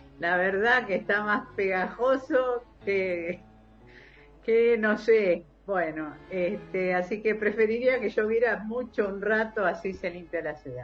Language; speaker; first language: Spanish; native; Spanish